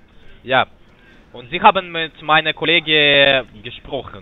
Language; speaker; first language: German; non-native, learner; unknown